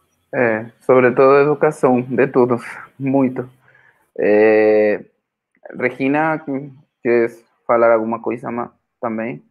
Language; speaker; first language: Portuguese; non-native, fluent; Spanish